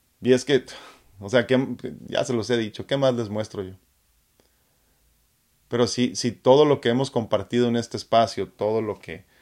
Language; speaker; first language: Spanish; native; Spanish